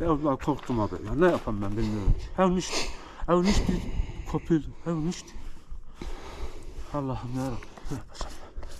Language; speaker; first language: Romanian; non-native, learner; Turkish